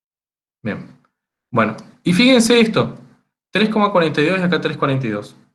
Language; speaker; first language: Spanish; native; Spanish